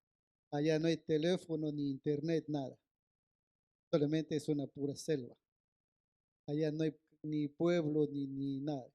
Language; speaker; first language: Spanish; non-native, local second language; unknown